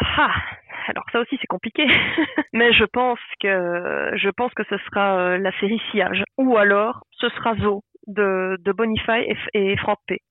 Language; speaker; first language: French; native; French